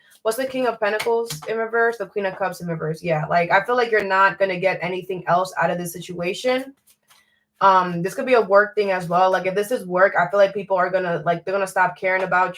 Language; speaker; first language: English; native; English